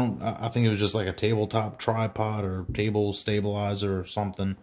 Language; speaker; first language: English; native; English